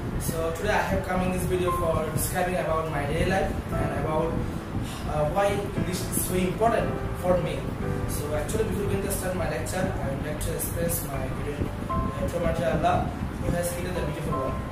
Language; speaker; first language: English; non-native, learner; Bangla